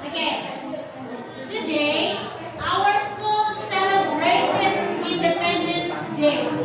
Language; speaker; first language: English; non-native, local second language; Indonesian